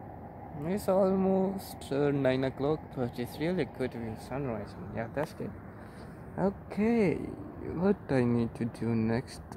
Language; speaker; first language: English; non-native, learner; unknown